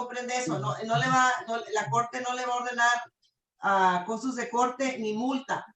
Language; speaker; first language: Spanish; native; Spanish